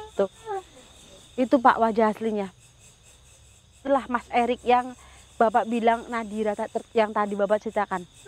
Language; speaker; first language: Indonesian; native; Indonesian